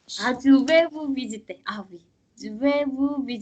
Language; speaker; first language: French; non-native, learner; Korean